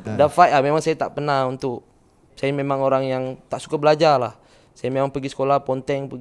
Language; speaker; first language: Malay; early bilingual, other home language; Indonesian